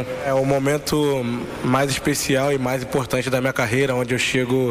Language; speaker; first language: Spanish; non-native, learner; Portuguese